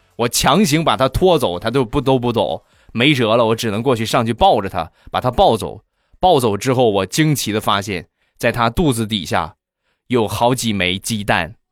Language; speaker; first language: Chinese; native; Chinese